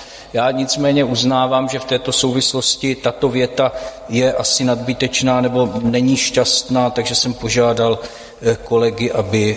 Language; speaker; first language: Czech; native; Czech